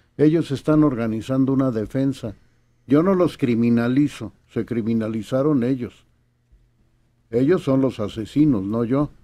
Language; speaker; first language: Spanish; native; Spanish